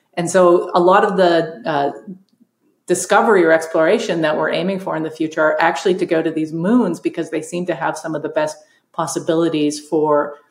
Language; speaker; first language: English; native; English